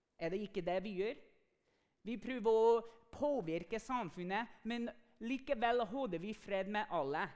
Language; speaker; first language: Norwegian; non-native, fluent; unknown